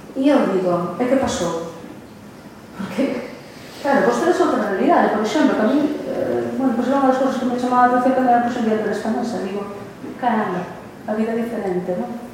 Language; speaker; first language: Galician; non-native, local second language; Spanish